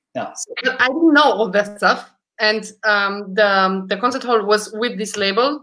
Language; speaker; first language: English; early bilingual, other home language; Romanian